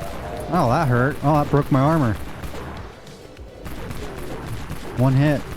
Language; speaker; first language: English; native; English